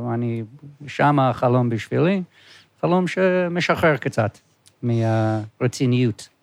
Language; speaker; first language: Hebrew; non-native, fluent; English